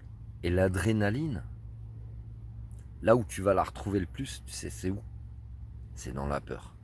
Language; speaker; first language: French; native; French